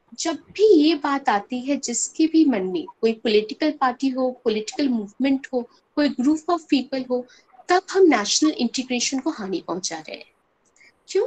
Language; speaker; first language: Hindi; non-native, local second language; Bangla